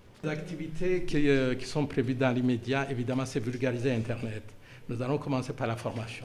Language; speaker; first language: French; non-native, local second language; Rundi